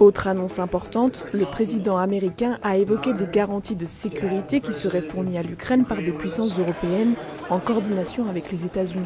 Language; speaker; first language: French; native; French